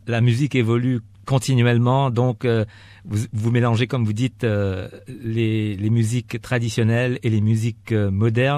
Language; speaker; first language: French; native; French